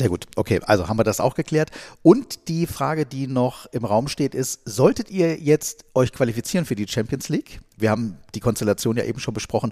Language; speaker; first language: German; native; German